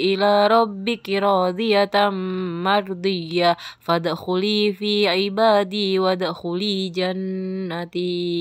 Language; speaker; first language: Arabic; non-native, learner; Indonesian